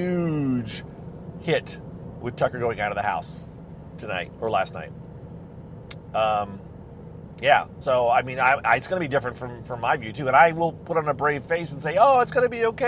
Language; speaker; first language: English; native; English